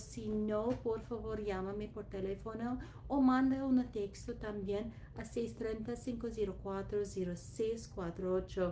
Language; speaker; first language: Spanish; non-native, learner; English